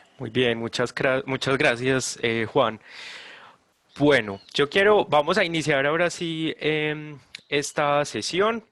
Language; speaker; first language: Spanish; native; Spanish